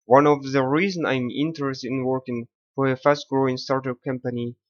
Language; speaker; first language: English; non-native, learner; Kazakh